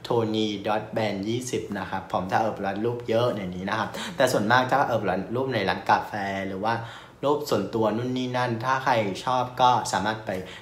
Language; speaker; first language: Thai; non-native, fluent; Vietnamese